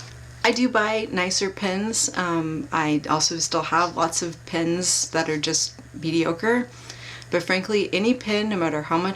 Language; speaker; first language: English; native; English